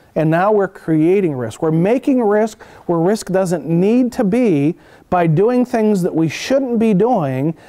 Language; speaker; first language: English; native; English